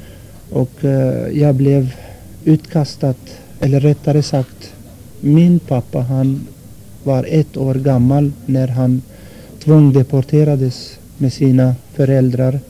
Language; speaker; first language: Swedish; non-native, fluent; Armenian